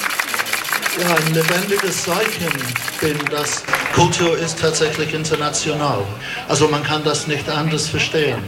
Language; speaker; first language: German; non-native, fluent; English